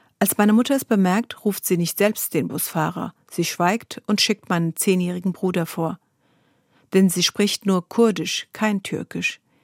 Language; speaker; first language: German; early bilingual, other home language; Kurdish